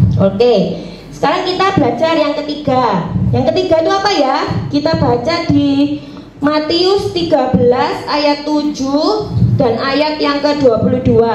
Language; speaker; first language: Indonesian; native; Indonesian